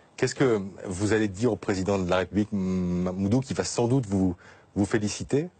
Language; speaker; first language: French; native; French